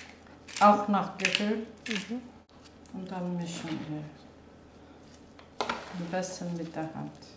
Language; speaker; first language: German; non-native, fluent; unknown